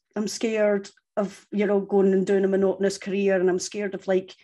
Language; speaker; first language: English; native; English